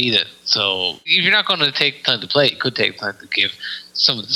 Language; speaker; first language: English; native; English